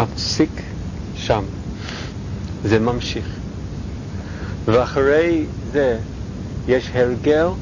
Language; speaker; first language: Hebrew; non-native, fluent; English